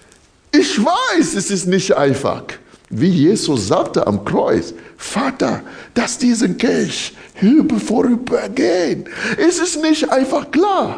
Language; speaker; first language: German; non-native, fluent; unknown